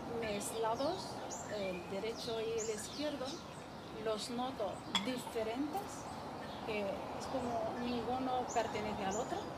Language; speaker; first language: Spanish; non-native, fluent; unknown